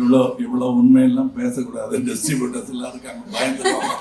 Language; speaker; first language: Tamil; native; Tamil